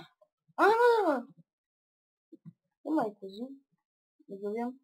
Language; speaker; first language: Bulgarian; early bilingual, other home language; Russian